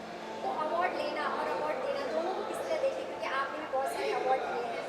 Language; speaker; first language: Hindi; native; Hindi